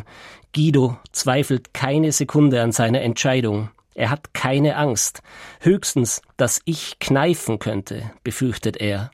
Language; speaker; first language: German; native; German